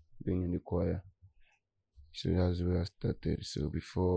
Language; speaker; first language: English; non-native, local second language; Yoruba